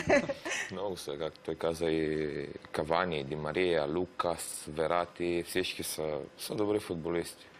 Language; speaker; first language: Bulgarian; non-native, learner; Romanian